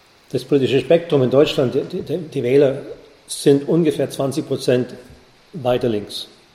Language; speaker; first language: German; native; German